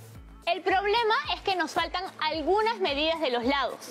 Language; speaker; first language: Spanish; native; Spanish